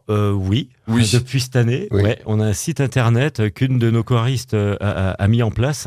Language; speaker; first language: French; native; French